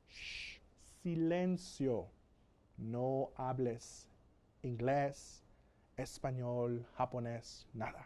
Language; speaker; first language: Spanish; non-native, fluent; English